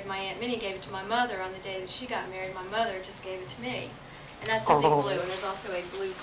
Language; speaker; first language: English; native; English